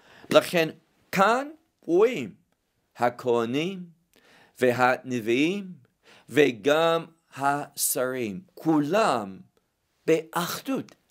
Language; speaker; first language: Hebrew; non-native, fluent; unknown